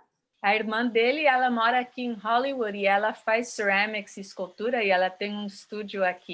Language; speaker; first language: Portuguese; early bilingual, heritage; Portuguese